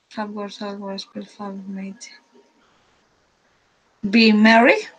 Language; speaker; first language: English; non-native, learner; Spanish